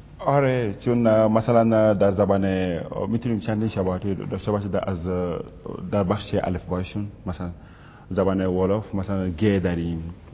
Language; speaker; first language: Persian; non-native, fluent; Wolof